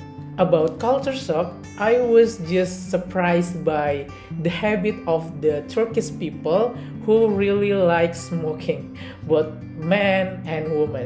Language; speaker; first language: English; non-native, learner; Indonesian